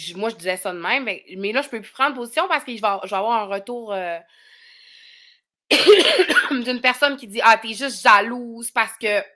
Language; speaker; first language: French; native; French